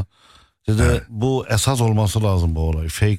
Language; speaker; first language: Turkish; early bilingual, heritage; Turkish